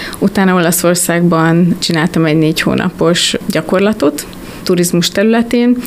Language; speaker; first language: Hungarian; native; Hungarian